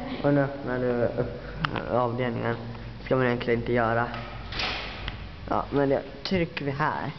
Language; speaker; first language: Swedish; native; Swedish